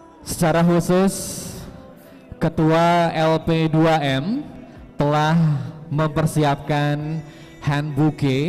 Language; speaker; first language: Indonesian; native; Indonesian